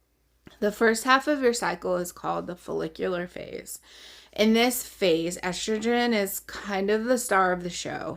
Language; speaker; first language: English; native; English